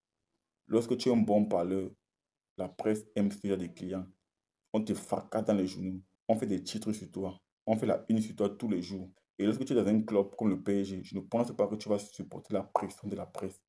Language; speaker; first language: French; native; French